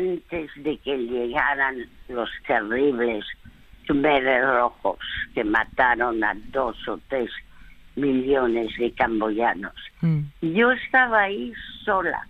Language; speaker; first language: Spanish; early bilingual, other home language; French